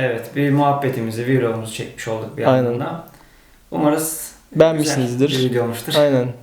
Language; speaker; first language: Turkish; native; Turkish